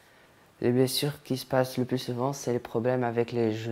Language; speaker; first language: French; non-native, fluent; Polish